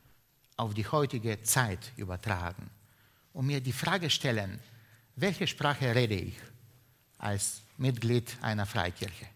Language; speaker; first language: German; non-native, fluent; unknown